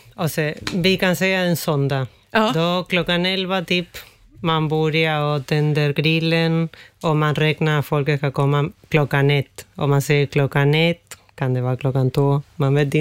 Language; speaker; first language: Swedish; non-native, fluent; Spanish